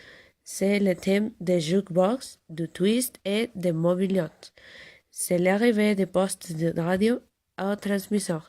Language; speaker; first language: French; non-native, learner; Spanish